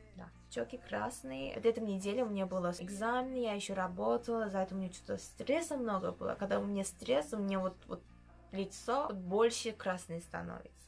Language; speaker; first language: Russian; native; Russian